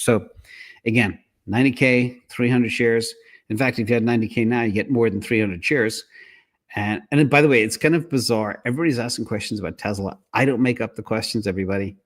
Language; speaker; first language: English; native; English